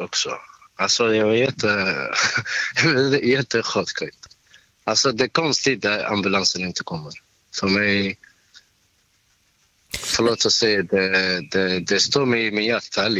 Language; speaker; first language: Swedish; non-native, fluent; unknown